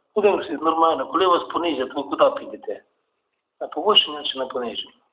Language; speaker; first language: Ukrainian; native; Ukrainian